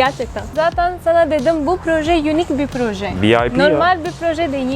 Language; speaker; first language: Turkish; non-native, learner; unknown